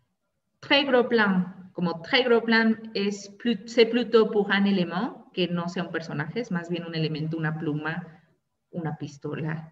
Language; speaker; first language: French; non-native, fluent; Spanish